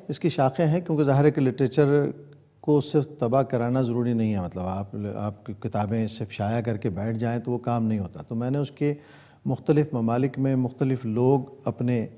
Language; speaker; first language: Urdu; native; Urdu